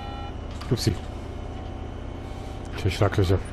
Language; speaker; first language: German; native; German